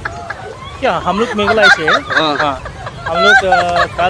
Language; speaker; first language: Hindi; non-native, local second language; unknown